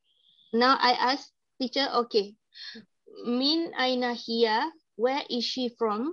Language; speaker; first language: English; non-native, learner; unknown